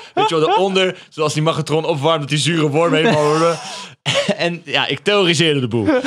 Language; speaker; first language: Dutch; early bilingual, other home language; Bosnian